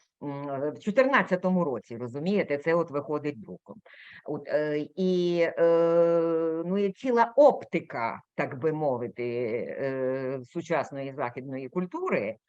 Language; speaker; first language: Ukrainian; native; Ukrainian